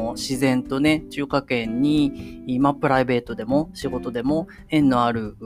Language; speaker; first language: Japanese; native; Japanese